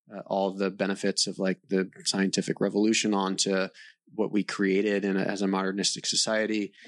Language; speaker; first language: English; native; English